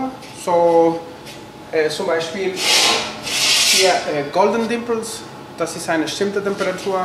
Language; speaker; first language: German; non-native, fluent; Spanish